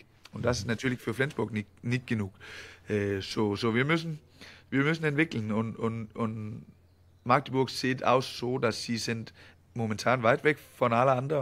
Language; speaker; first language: German; non-native, fluent; Danish